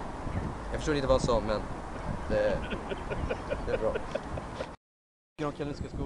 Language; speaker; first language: Swedish; native; Swedish